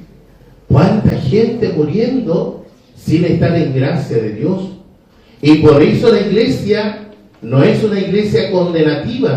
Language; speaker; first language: Spanish; native; Spanish